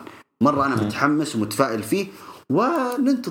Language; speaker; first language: Arabic; native; Arabic